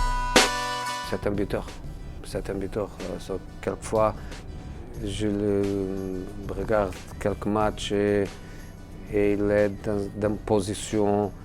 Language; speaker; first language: French; non-native, fluent; Portuguese